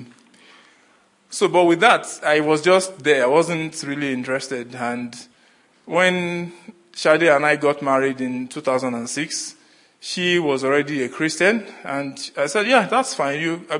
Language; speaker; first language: English; non-native, local second language; Yoruba